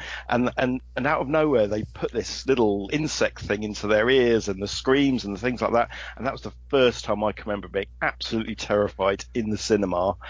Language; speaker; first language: English; native; English